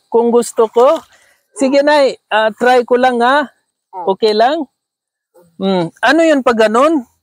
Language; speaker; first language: Filipino; non-native, learner; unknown